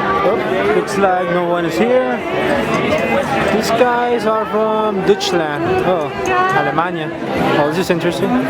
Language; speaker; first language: English; non-native, learner; Spanish